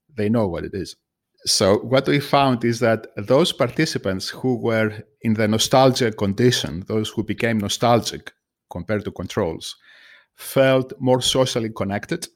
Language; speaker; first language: English; non-native, fluent; Greek